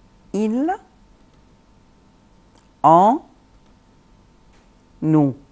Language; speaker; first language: French; non-native, fluent; Arabic